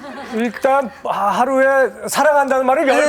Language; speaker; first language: Korean; native; Korean